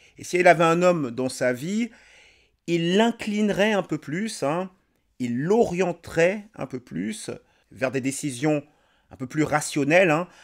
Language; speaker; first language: French; native; French